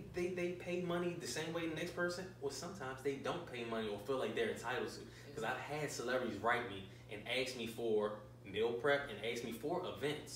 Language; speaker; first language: English; native; English